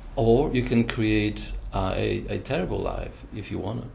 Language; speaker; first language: English; non-native, fluent; Polish